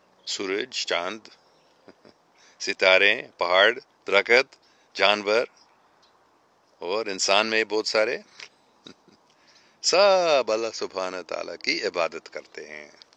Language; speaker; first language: Urdu; non-native, fluent; English